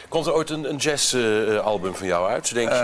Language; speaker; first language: Dutch; native; Dutch